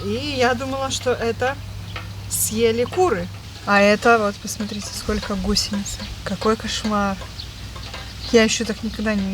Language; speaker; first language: Russian; native; Russian